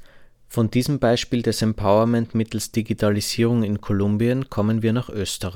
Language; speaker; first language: German; native; German